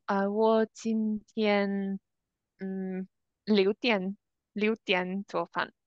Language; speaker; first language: Chinese; non-native, learner; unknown